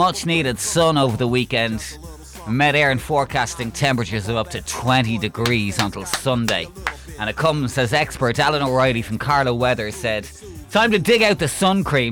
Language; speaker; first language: English; native; English